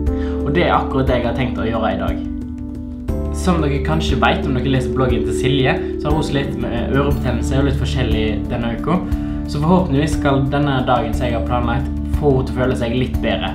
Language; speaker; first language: Norwegian; native; Norwegian